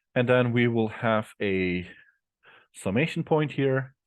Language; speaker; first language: English; non-native, fluent; Turkish